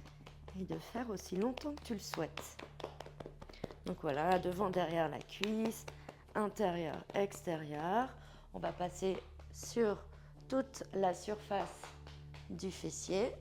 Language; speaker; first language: French; native; French